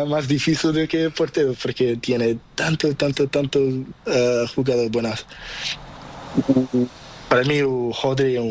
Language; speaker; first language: Spanish; non-native, learner; Portuguese